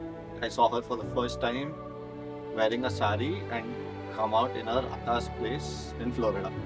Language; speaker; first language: English; non-native, local second language; Telugu